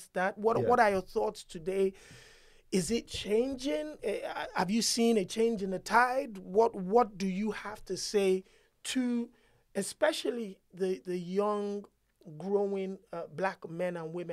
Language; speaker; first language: English; non-native, local second language; Yoruba